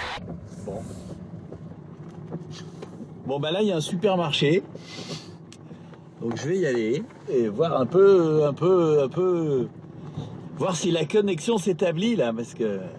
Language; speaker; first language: French; native; French